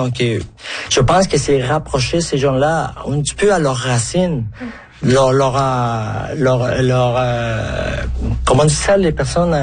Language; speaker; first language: French; non-native, fluent; Spanish